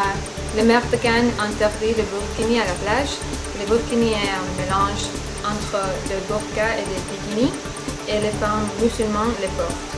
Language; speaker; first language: French; non-native, learner; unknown